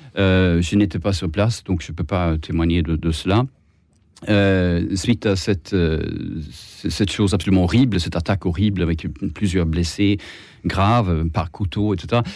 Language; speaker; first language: French; non-native, fluent; Swedish